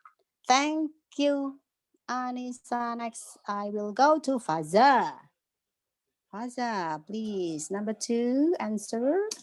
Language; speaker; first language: English; non-native, local second language; Indonesian